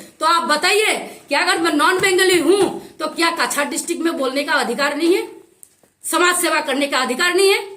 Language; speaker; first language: Hindi; native; Hindi